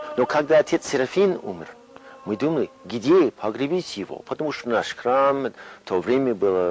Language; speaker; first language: Russian; non-native, fluent; English